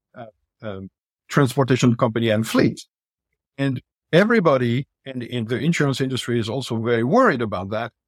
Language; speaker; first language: English; non-native, fluent; French